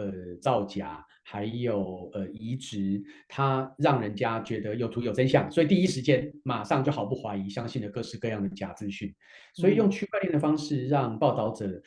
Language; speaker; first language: Chinese; native; Chinese